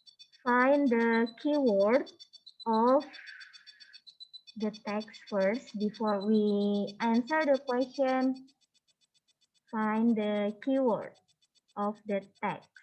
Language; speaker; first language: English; non-native, learner; Indonesian